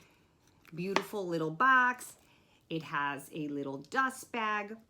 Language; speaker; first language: English; native; English